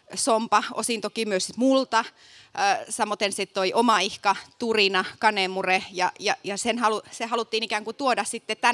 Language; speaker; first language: Finnish; native; Finnish